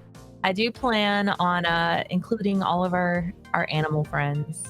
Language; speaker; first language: English; native; English